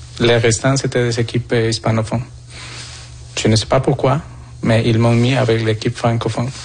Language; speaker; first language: French; non-native, fluent; Spanish